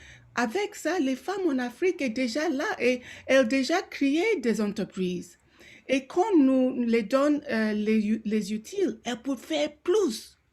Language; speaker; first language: French; non-native, local second language; Yoruba